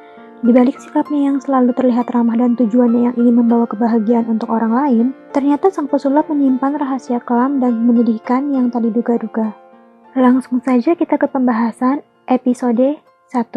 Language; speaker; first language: Indonesian; native; Indonesian